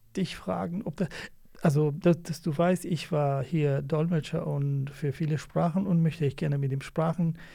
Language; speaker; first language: German; non-native, learner; Kurdish